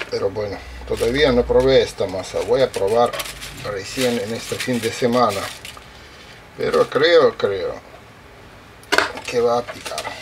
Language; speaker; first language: Spanish; non-native, fluent; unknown